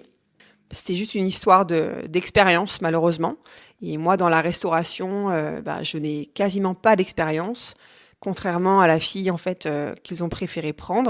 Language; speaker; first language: French; native; French